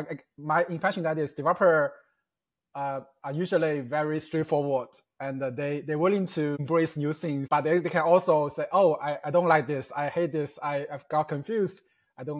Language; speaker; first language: English; non-native, fluent; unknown